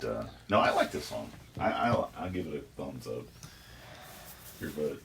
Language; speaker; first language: English; native; English